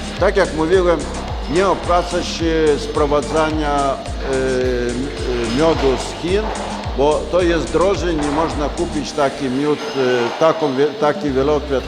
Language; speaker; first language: Polish; non-native, learner; Ukrainian